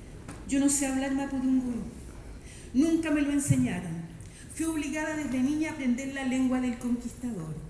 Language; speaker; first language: Spanish; native; Spanish